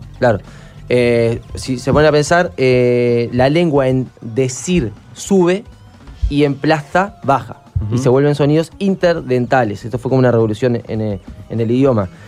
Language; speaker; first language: Spanish; native; Spanish